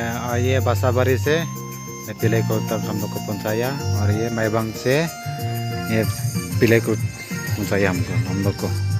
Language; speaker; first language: Hindi; non-native, local second language; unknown